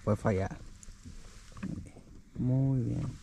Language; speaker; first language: Spanish; native; Spanish